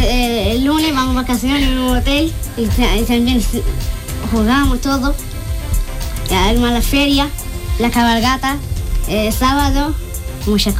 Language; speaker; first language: Spanish; non-native, learner; Arabic